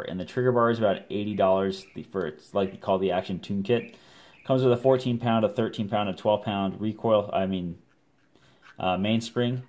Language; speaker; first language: English; native; English